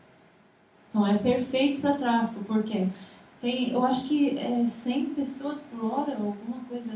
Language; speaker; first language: Portuguese; non-native, fluent; English